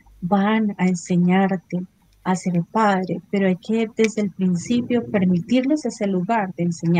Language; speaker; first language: Spanish; native; Spanish